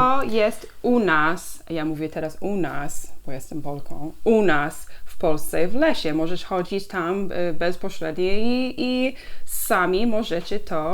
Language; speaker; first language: Polish; non-native, learner; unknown